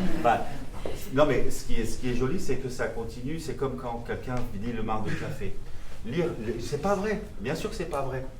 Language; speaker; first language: French; non-native, local second language; Armenian